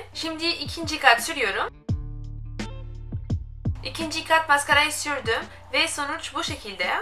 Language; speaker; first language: Turkish; non-native, fluent; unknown